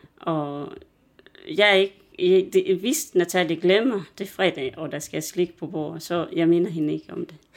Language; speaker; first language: Danish; non-native, fluent; Swahili